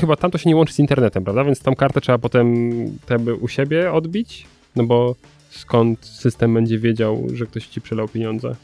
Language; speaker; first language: Polish; native; Polish